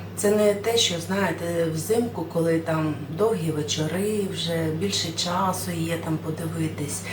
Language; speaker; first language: Ukrainian; non-native, local second language; Russian